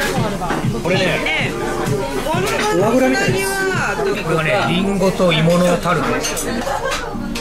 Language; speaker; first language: Japanese; native; Japanese